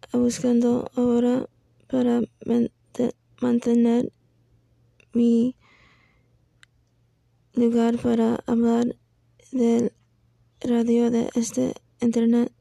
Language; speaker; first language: Spanish; non-native, learner; English